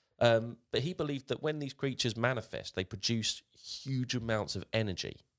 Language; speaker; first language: English; native; English